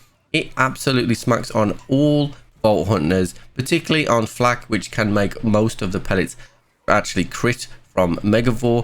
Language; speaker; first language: English; native; English